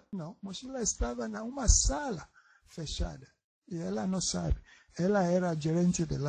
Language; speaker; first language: Portuguese; non-native, learner; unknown